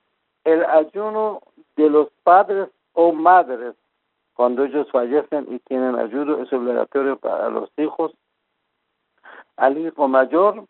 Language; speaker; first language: Spanish; non-native, fluent; Persian